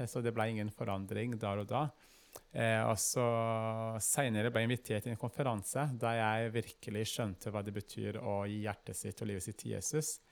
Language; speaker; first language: Norwegian; non-native, fluent; Kinyarwanda